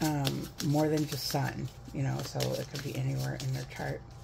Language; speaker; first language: English; native; English